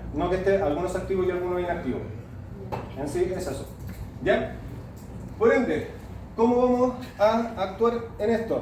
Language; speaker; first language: Spanish; native; Spanish